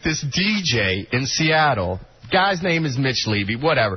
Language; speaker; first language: English; native; English